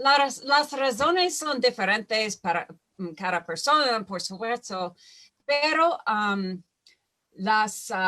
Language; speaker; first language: Spanish; non-native, fluent; English